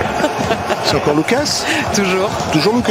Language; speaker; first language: French; native; French